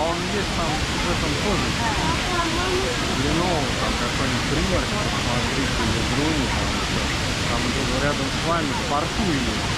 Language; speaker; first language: Russian; native; Russian